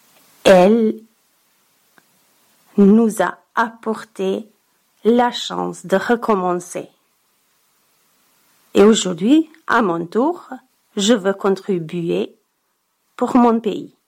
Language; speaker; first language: French; non-native, learner; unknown